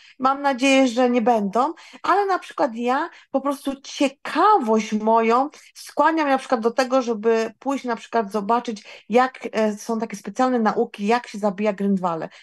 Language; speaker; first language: Polish; native; Polish